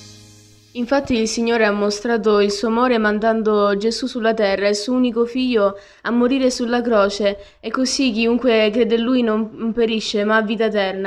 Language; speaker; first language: Italian; native; Italian